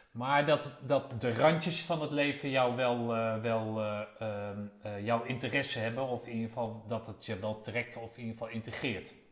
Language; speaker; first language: Dutch; native; Dutch